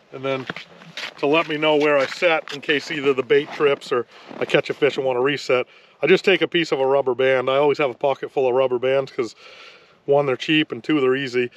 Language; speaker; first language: English; native; English